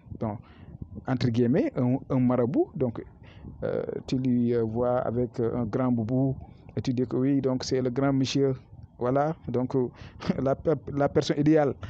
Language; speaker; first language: French; non-native, local second language; Wolof